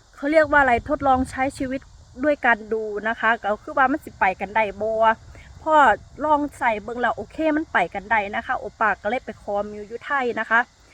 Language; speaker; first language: Thai; native; Thai